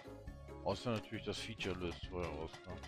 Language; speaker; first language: German; native; German